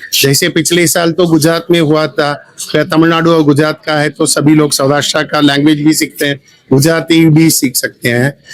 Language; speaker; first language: Hindi; non-native, local second language; Tamil